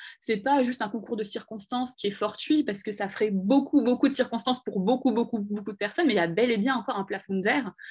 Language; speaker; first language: French; early bilingual, other home language; Arabic